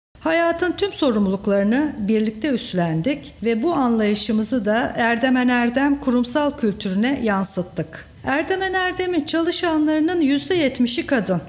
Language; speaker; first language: Turkish; native; Turkish